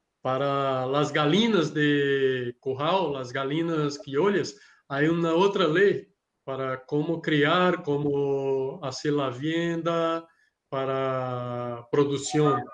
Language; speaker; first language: Spanish; non-native, learner; Portuguese